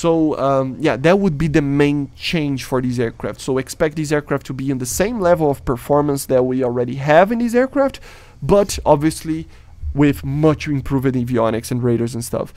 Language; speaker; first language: English; non-native, fluent; Portuguese